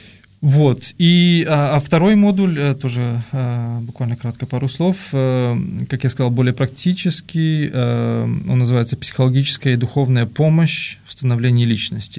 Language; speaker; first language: Russian; native; Russian